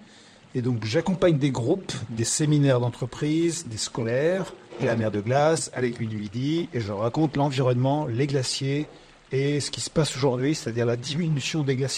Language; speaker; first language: French; native; French